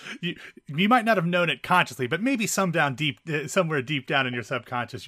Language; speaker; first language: English; native; English